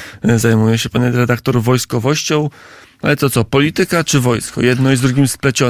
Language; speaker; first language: Polish; native; Polish